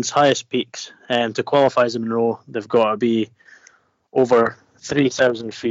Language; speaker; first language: English; native; English